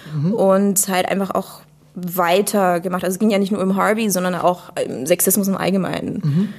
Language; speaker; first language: German; non-native, fluent; English